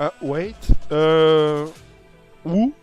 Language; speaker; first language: English; non-native, learner; French